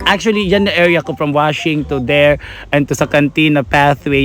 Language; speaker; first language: English; non-native, local second language; Filipino